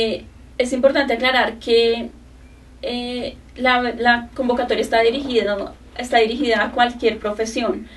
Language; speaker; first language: Spanish; native; Spanish